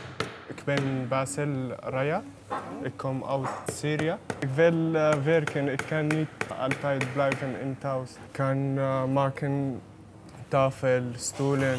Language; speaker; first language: Dutch; non-native, learner; Arabic